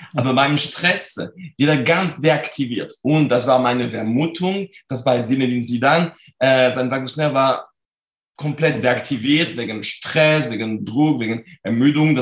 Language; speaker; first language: German; non-native, fluent; French